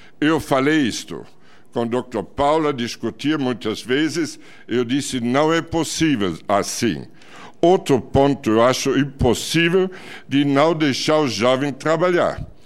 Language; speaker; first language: Portuguese; non-native, fluent; German